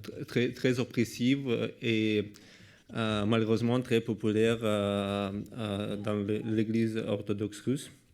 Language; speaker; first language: French; non-native, learner; Russian